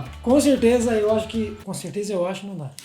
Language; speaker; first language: Portuguese; native; Portuguese